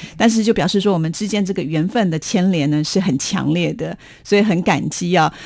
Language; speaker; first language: Chinese; native; Chinese